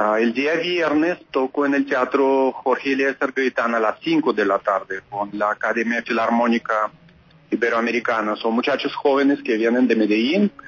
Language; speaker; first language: Spanish; non-native, fluent; Russian